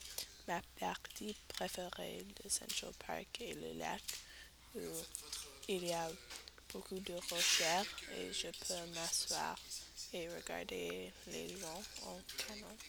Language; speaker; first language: French; non-native, learner; English